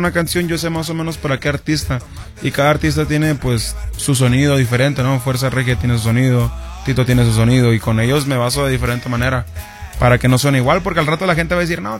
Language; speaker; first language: Spanish; native; Spanish